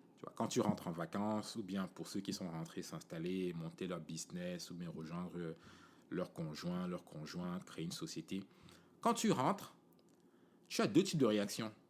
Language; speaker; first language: French; native; French